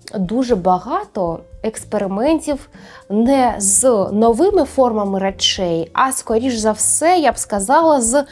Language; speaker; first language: Ukrainian; native; Ukrainian